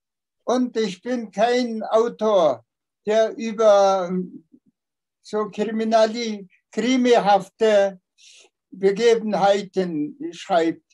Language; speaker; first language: German; non-native, fluent; Tuvinian